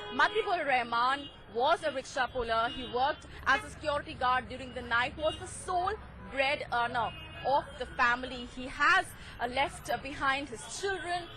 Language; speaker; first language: English; non-native, local second language; Hindi